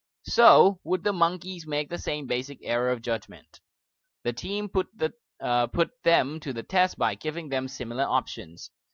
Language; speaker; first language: English; non-native, fluent; Thai